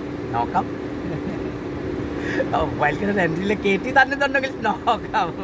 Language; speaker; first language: Malayalam; non-native, learner; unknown